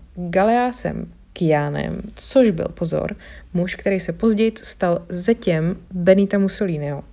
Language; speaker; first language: Czech; native; Czech